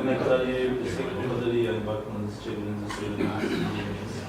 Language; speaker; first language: Turkish; native; Turkish